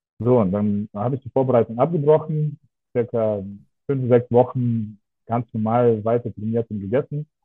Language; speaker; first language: German; non-native, fluent; Russian